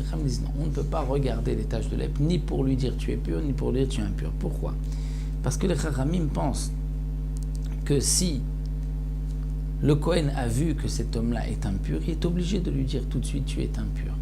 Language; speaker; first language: French; native; French